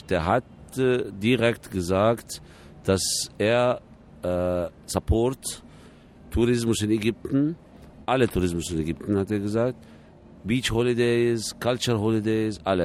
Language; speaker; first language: German; non-native, fluent; Arabic